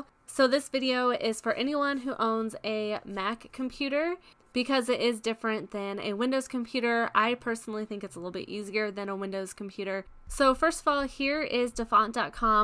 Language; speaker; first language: English; native; English